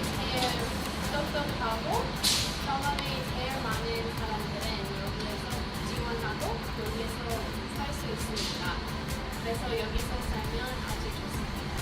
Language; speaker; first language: Korean; non-native, learner; English